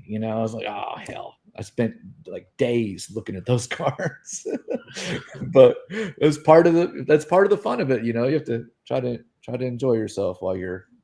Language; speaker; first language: English; native; English